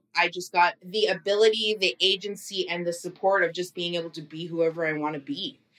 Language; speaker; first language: English; native; English